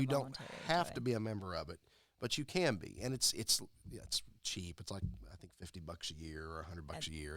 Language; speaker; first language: English; native; English